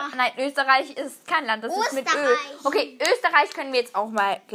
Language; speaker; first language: German; native; German